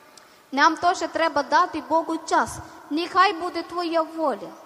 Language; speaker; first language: Ukrainian; non-native, learner; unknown